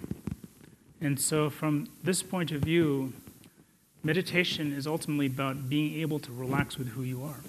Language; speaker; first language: English; non-native, local second language; Tibetan